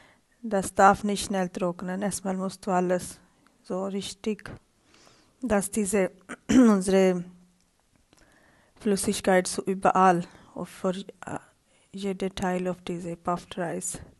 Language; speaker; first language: German; non-native, learner; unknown